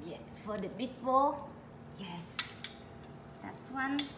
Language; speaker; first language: English; non-native, learner; Vietnamese